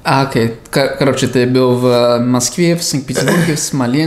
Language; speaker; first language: Russian; non-native, fluent; English